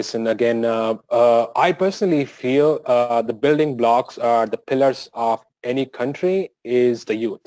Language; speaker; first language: English; non-native, local second language; Telugu